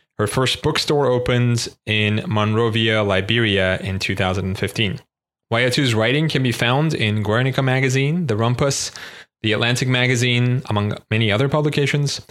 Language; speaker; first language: English; non-native, fluent; Turkish